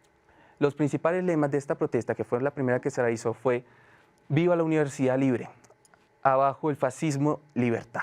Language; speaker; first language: Spanish; native; Spanish